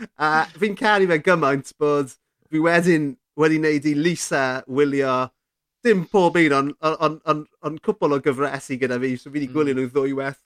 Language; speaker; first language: Welsh; native; Welsh